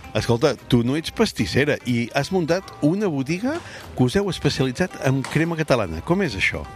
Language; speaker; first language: Catalan; native; Catalan